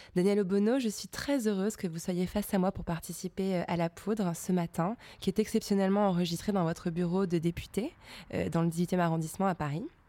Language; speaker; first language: French; native; French